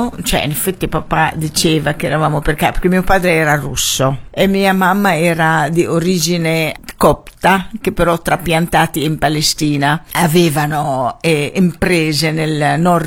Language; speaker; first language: Italian; non-native, fluent; Arabic